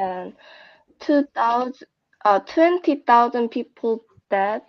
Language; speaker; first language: English; non-native, learner; Korean